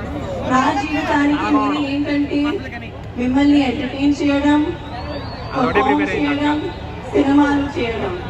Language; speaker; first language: Telugu; non-native, learner; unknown